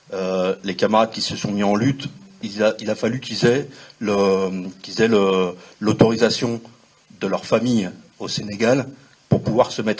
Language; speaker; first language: French; native; French